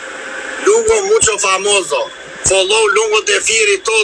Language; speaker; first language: Spanish; non-native, learner; Albanian